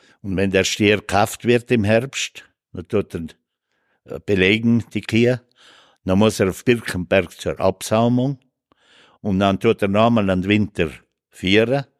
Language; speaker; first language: German; native; German